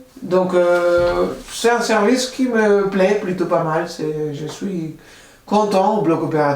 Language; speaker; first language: French; non-native, fluent; Spanish